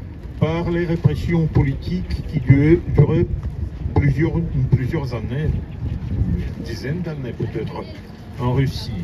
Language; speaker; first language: French; non-native, learner; Russian